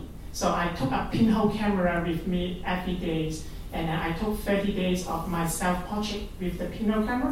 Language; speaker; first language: English; non-native, local second language; Cantonese